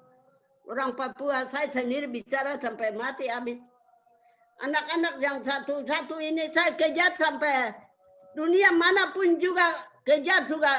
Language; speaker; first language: Indonesian; non-native, local second language; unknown